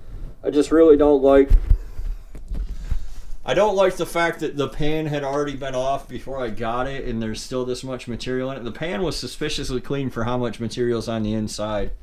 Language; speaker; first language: English; native; English